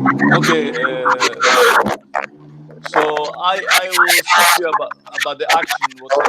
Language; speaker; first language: English; non-native, learner; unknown